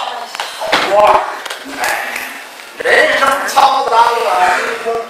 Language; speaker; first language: Chinese; native; Chinese